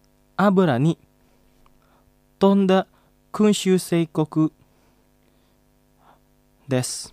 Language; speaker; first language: Japanese; non-native, fluent; Indonesian